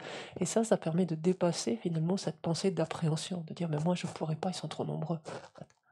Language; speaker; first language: French; native; French